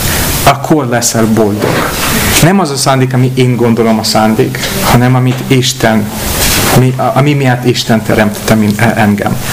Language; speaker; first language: Hungarian; non-native, fluent; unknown